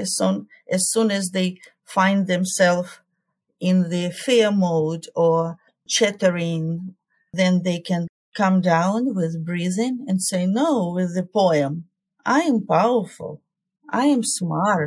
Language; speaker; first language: English; non-native, fluent; Ukrainian